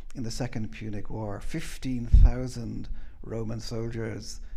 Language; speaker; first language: English; native; English